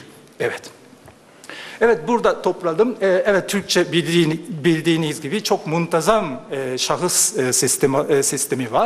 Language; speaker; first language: Turkish; non-native, fluent; Japanese